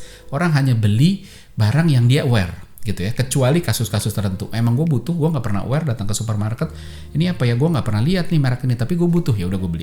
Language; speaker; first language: Indonesian; native; Indonesian